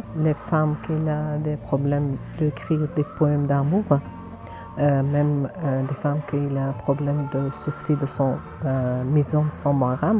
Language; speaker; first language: French; non-native, learner; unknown